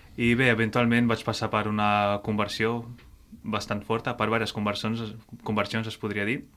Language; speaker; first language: Catalan; early bilingual, other home language; Portuguese